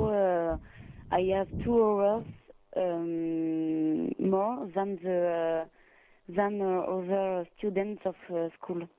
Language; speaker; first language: English; non-native, learner; French